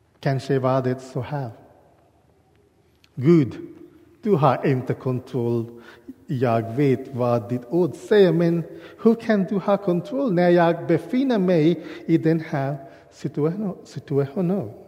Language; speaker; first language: Swedish; non-native, learner; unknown